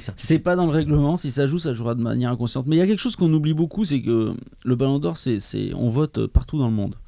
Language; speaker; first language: French; native; French